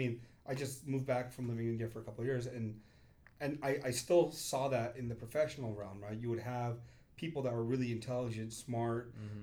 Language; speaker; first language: English; early bilingual, other home language; Kannada